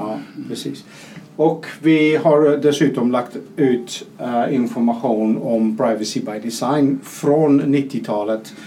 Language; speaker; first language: Swedish; non-native, fluent; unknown